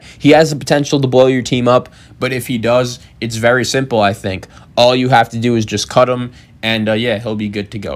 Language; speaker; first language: English; native; English